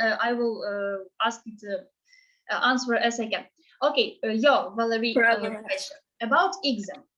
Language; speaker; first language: English; non-native, fluent; Ukrainian